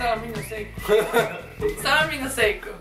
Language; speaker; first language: Portuguese; non-native, learner; Polish